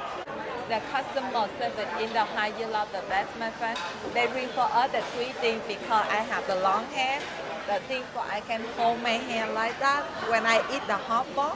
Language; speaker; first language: English; non-native, learner; Vietnamese